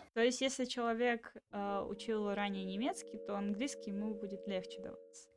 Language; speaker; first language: Russian; native; Russian